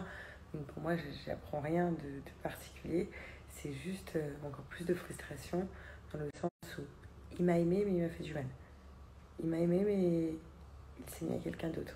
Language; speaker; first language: French; native; French